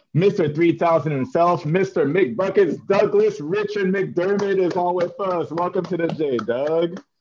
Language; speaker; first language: English; native; English